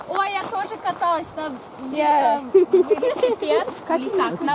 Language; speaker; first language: Russian; early bilingual, other home language; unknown